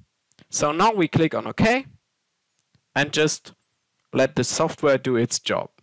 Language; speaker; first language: English; non-native, fluent; German